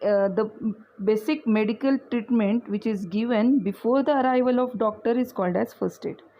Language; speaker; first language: English; non-native, local second language; Marathi